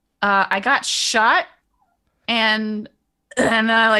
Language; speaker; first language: English; native; English